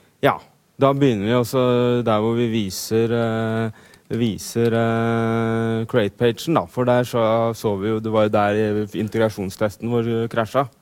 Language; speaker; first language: Norwegian; native; Norwegian